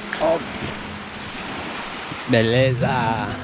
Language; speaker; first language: Portuguese; non-native, learner; Turkish